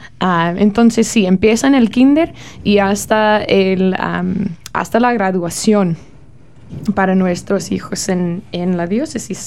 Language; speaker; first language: Spanish; non-native, learner; English